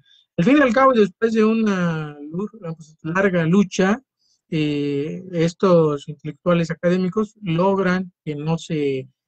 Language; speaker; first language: Spanish; native; Spanish